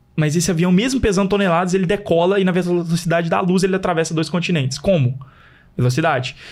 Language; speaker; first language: Portuguese; native; Portuguese